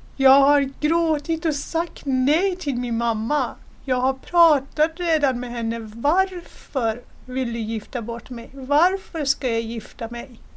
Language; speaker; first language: Swedish; non-native, fluent; Persian